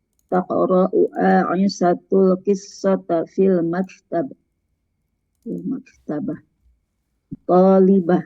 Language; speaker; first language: Arabic; non-native, learner; Indonesian